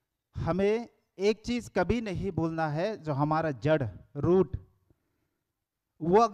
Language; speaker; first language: Hindi; non-native, local second language; Kok Borok